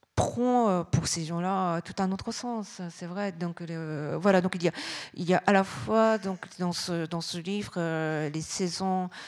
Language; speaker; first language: French; non-native, fluent; Japanese